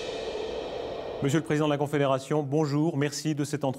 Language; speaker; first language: French; native; French